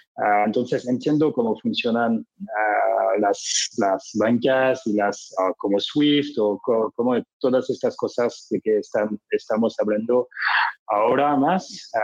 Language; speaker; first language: Spanish; non-native, learner; French